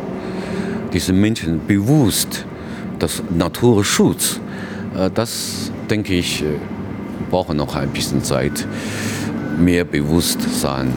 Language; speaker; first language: German; non-native, learner; Chinese